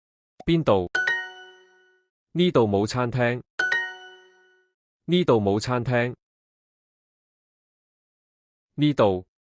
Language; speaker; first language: Cantonese; non-native, learner; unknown